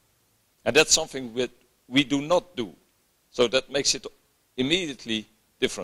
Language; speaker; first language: English; non-native, fluent; Dutch